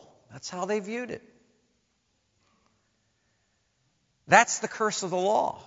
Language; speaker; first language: English; native; English